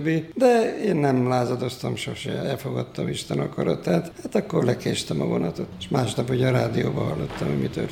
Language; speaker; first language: Hungarian; native; Hungarian